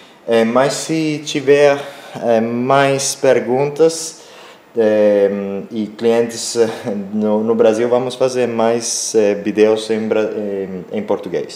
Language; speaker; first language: Portuguese; non-native, learner; Spanish